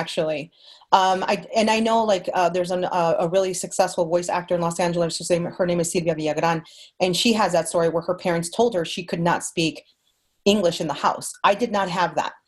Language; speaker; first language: English; early bilingual, other home language; Spanish